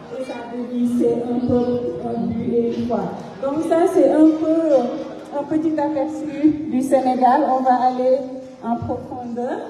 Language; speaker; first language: French; non-native, local second language; Fula